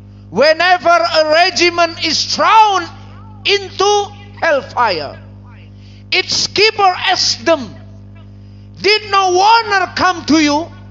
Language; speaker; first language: English; non-native, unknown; Indonesian